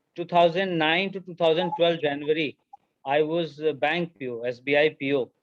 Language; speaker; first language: English; non-native, local second language; Hindi